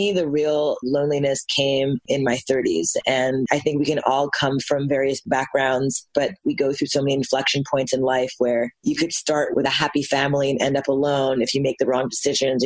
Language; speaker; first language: English; native; English